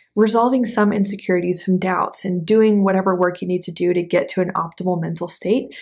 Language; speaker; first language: English; native; English